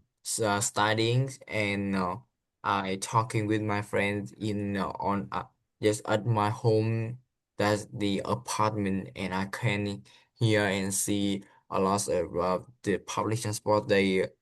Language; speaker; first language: English; non-native, learner; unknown